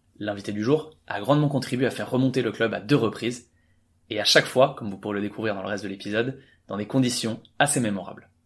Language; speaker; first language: French; native; French